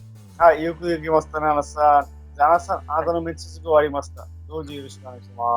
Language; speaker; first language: Japanese; non-native, fluent; Bangla